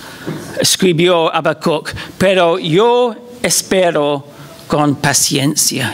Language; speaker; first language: Spanish; non-native, fluent; English